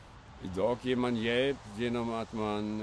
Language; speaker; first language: Swedish; non-native, fluent; German